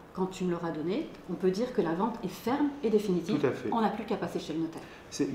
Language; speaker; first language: French; native; French